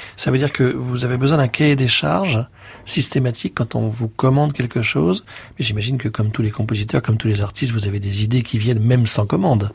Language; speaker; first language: French; native; French